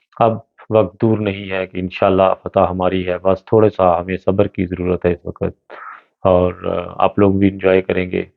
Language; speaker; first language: Urdu; non-native, local second language; Punjabi